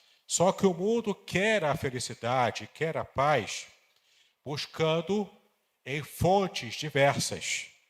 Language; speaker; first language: Portuguese; native; Portuguese